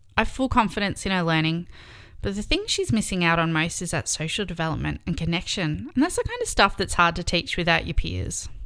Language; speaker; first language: English; native; English